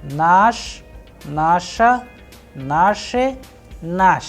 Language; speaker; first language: Russian; non-native, fluent; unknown